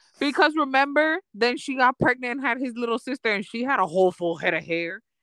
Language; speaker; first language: English; early bilingual, other home language; Spanish